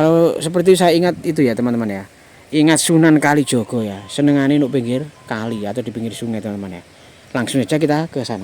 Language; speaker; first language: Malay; non-native, local second language; Javanese